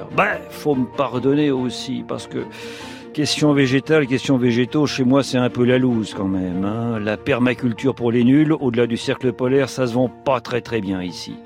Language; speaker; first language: French; native; French